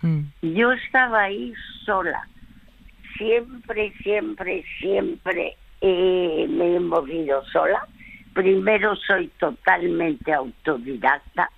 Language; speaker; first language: Spanish; early bilingual, other home language; French